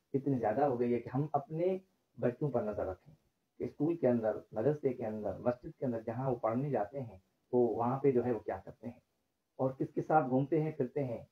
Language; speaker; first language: Urdu; non-native, local second language; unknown